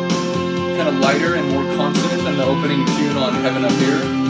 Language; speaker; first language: English; native; English